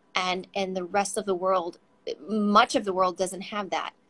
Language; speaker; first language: English; native; English